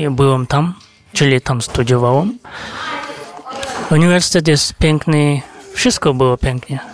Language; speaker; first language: Polish; non-native, fluent; Kazakh